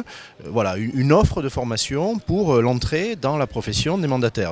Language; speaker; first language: French; native; French